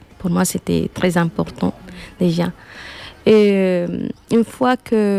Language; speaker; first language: French; non-native, learner; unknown